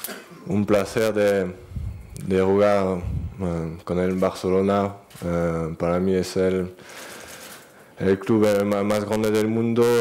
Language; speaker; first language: Spanish; non-native, learner; French